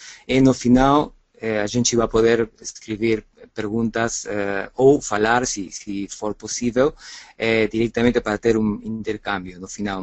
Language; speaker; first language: Portuguese; non-native, fluent; Spanish